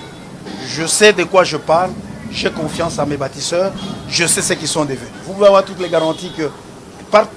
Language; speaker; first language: French; non-native, local second language; Lingala